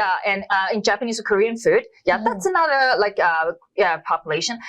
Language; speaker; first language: English; non-native, local second language; Cantonese